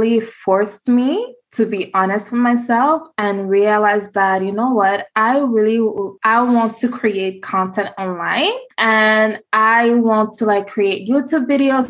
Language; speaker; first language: English; native; English